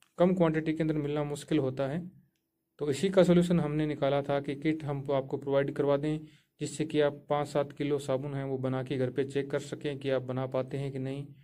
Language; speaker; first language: Hindi; native; Hindi